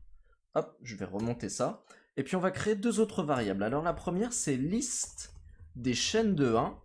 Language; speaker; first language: French; native; French